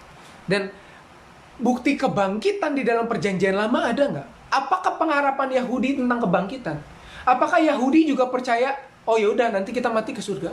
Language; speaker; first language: Indonesian; native; Indonesian